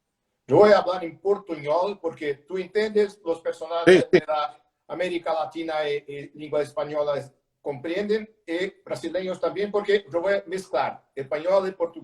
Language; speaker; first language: Spanish; non-native, learner; Portuguese